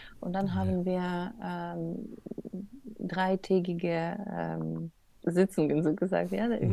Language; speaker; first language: German; non-native, learner; Russian